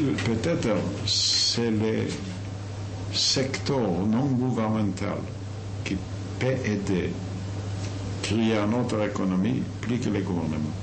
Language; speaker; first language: French; non-native, fluent; Yiddish